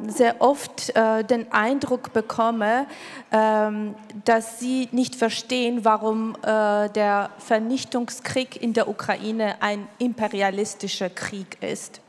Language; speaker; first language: German; non-native, fluent; Georgian